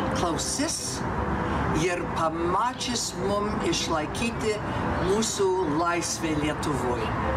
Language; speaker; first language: Lithuanian; early bilingual, heritage; Lithuanian